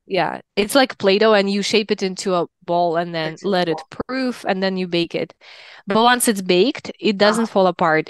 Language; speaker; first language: English; non-native, fluent; Russian